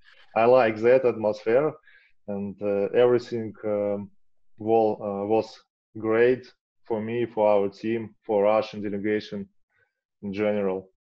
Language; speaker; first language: English; non-native, learner; Russian